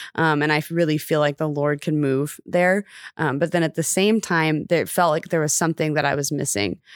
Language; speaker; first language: English; native; English